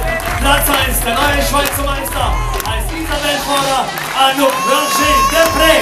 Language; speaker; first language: German; native; German